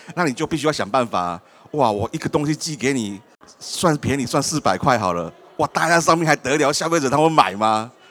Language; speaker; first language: Chinese; native; Chinese